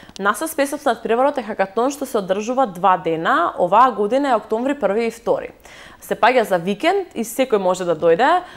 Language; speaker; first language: Macedonian; native; Macedonian